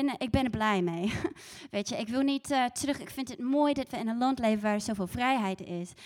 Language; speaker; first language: Dutch; non-native, fluent; English